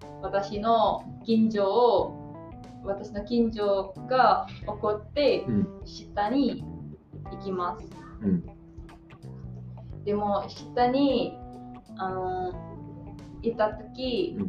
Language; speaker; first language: Japanese; non-native, learner; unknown